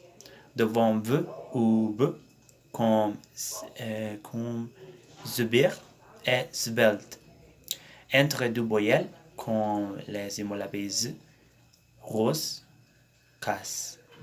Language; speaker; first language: French; non-native, learner; Spanish